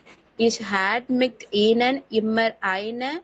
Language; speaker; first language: German; non-native, learner; Tamil